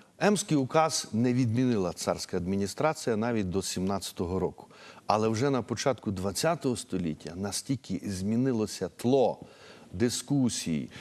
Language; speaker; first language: Ukrainian; native; Ukrainian